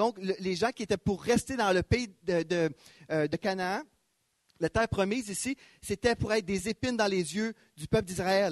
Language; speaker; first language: French; native; French